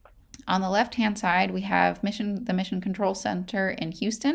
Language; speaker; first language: English; native; English